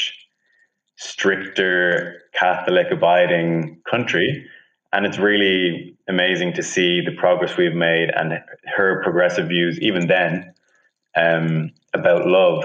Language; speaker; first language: English; native; English